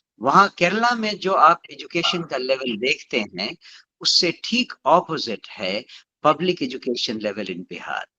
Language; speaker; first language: Hindi; native; Hindi